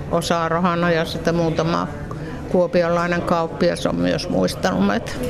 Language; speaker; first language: Finnish; native; Finnish